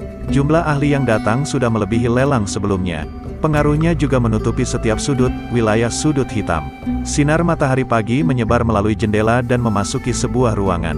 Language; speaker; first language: Indonesian; native; Indonesian